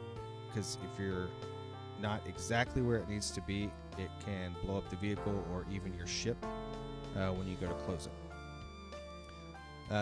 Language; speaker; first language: English; native; English